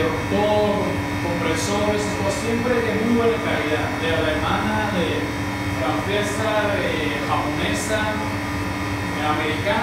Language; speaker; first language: Spanish; non-native, learner; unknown